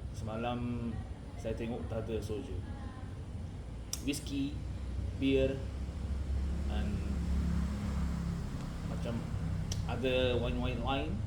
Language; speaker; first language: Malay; non-native, learner; Korean